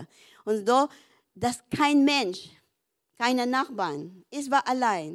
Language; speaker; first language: German; non-native, learner; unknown